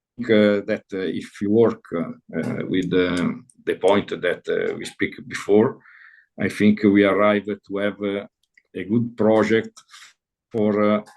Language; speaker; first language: English; non-native, learner; Italian